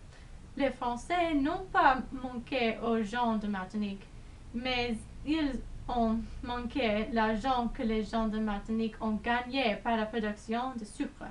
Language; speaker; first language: French; non-native, learner; English